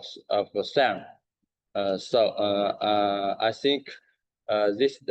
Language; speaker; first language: English; non-native, learner; Chinese